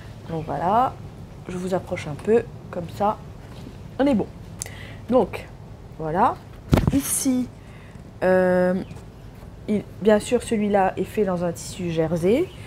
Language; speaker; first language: French; non-native, local second language; Morisyen